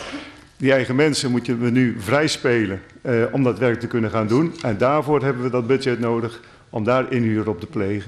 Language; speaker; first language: Dutch; native; Dutch